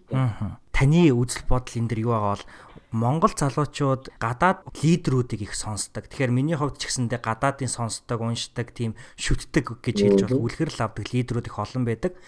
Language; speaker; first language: Mongolian; non-native, fluent; English